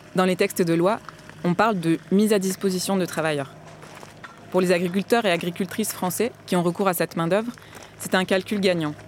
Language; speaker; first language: French; native; French